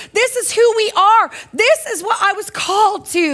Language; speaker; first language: English; native; English